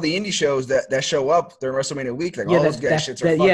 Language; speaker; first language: English; native; English